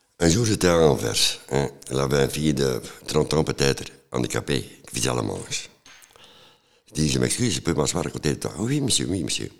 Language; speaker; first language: French; non-native, local second language; Dutch